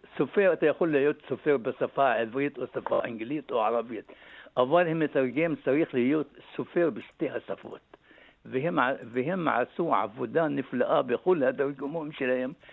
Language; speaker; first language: Hebrew; non-native, local second language; Arabic